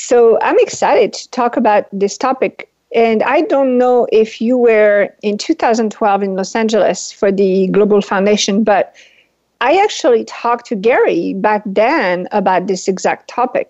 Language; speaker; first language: English; non-native, fluent; French